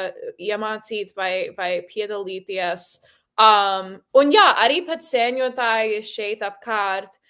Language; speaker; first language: Latvian; early bilingual, heritage; Latvian